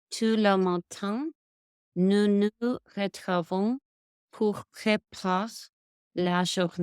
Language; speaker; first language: French; non-native, learner; English